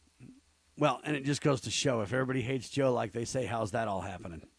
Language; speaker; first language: English; native; English